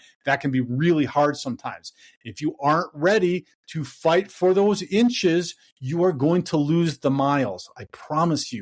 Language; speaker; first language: English; native; English